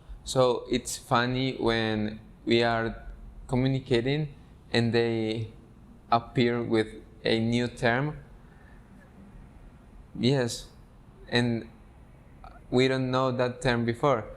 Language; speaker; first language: English; non-native, fluent; Spanish